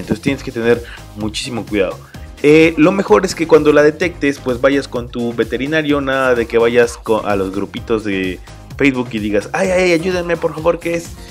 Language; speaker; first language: Spanish; native; Spanish